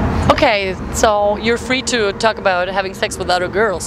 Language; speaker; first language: English; non-native, fluent; German